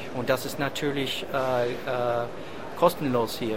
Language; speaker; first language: German; non-native, fluent; English